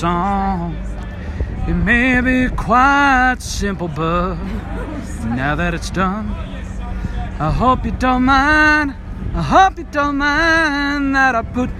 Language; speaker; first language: English; native; English